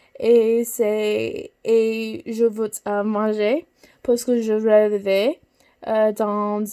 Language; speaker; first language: French; non-native, learner; English